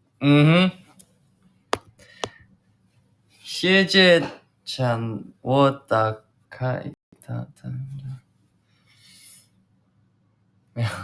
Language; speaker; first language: Chinese; non-native, learner; Korean